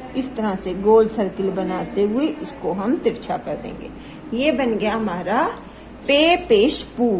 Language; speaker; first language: Hindi; native; Hindi